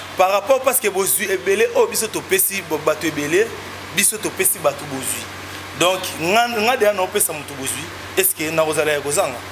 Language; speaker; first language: Lingala; non-native, local second language; Kongo